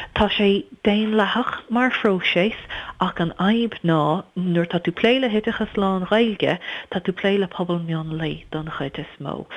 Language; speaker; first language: Irish; native; Irish